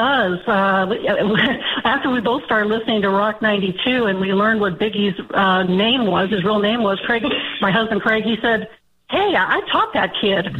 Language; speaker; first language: English; native; English